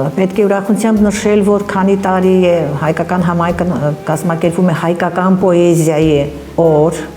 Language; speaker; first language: Armenian; early bilingual, heritage; Armenian